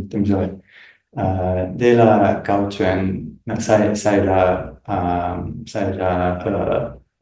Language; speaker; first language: Vietnamese; non-native, learner; English